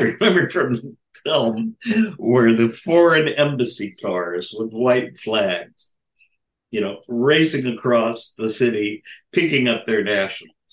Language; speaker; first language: English; native; English